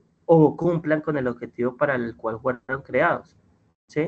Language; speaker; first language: Spanish; native; Spanish